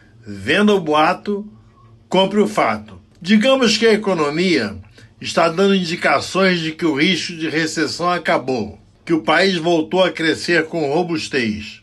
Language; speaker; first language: Portuguese; native; Portuguese